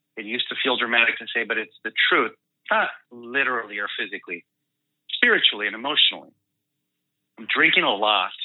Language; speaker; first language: English; early bilingual, other home language; Spanish